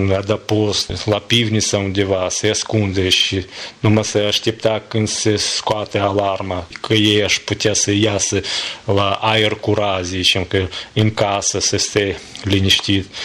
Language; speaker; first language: Romanian; non-native, learner; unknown